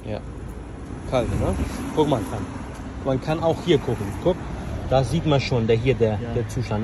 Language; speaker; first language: German; native; German